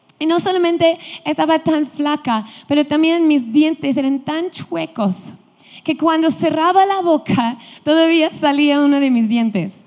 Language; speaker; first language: Spanish; non-native, fluent; English